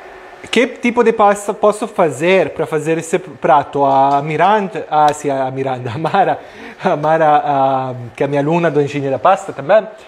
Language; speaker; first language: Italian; non-native, learner; Portuguese